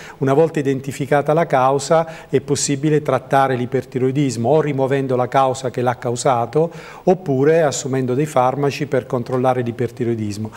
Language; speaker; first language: Italian; native; Italian